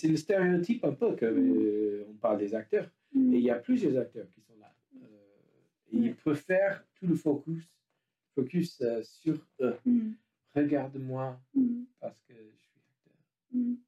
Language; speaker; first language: French; non-native, learner; English